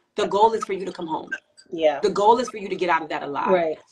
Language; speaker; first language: English; native; English